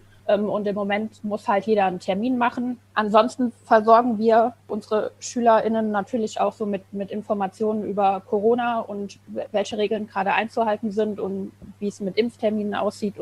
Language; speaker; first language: German; native; German